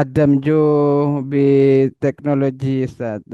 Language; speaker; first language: Arabic; non-native, learner; Indonesian